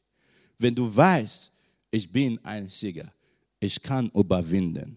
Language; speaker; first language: German; non-native, learner; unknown